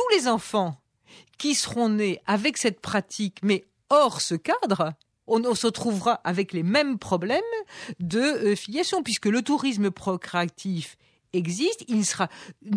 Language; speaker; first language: French; native; French